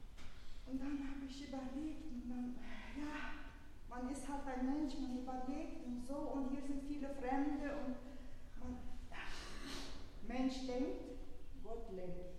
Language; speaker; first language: German; early bilingual, other home language; Russian